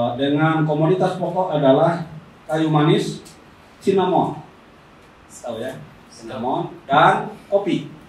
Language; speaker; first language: Indonesian; non-native, local second language; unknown